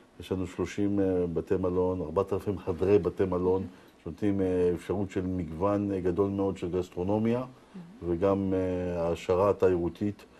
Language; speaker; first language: Hebrew; native; Hebrew